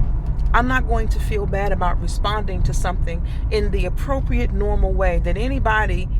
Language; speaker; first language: English; native; English